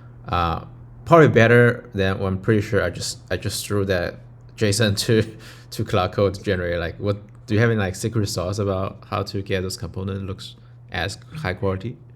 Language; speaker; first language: English; non-native, fluent; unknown